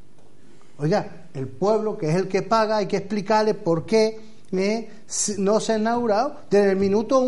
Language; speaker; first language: Spanish; native; Spanish